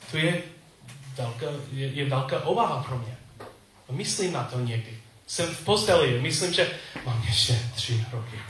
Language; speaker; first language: Czech; non-native, learner; English